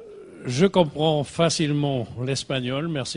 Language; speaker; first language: French; non-native, fluent; German